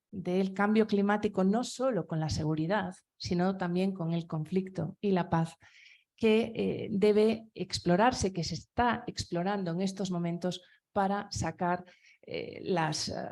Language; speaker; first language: Spanish; non-native, local second language; Galician